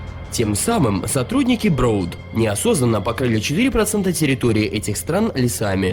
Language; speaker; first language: Russian; native; Russian